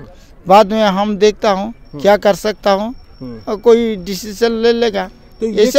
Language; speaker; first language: Hindi; non-native, local second language; Bangla